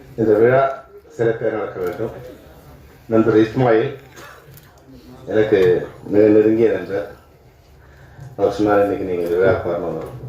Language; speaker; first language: Tamil; native; Tamil